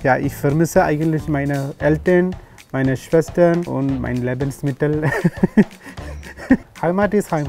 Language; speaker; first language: German; non-native, learner; Malayalam